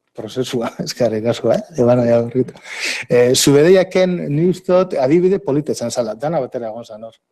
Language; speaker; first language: Basque; native; Basque